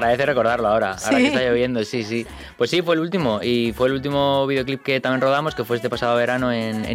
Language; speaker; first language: Spanish; native; Spanish